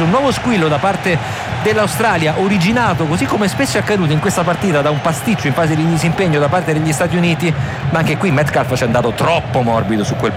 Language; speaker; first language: Italian; native; Italian